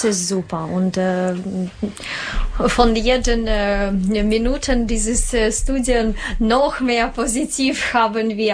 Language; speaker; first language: German; non-native, learner; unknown